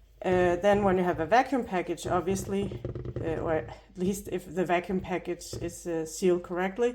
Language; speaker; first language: English; non-native, fluent; Danish